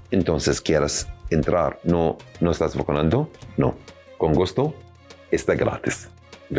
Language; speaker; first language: Spanish; non-native, learner; Arabic